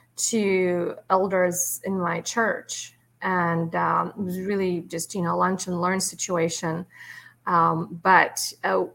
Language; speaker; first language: English; non-native, fluent; Russian